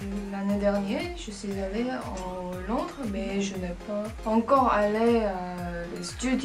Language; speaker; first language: French; non-native, learner; Korean